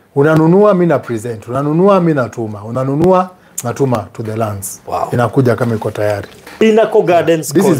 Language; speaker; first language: Swahili; native; Swahili